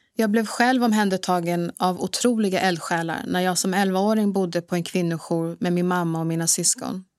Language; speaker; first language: Swedish; early bilingual, other home language; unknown